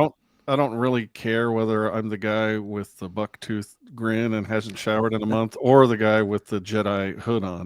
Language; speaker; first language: English; native; English